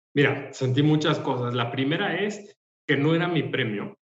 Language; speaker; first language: Spanish; native; Spanish